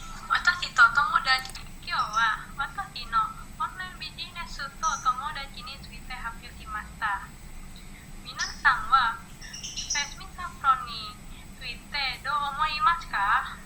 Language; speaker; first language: Japanese; non-native, learner; Indonesian